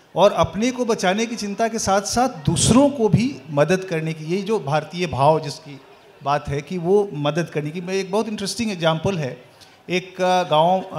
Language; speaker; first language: Hindi; native; Hindi